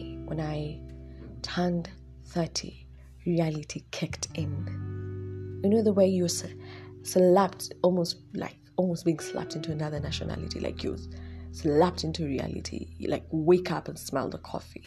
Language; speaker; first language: English; non-native, local second language; Swahili